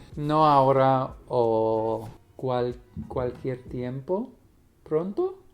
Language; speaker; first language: Spanish; non-native, learner; English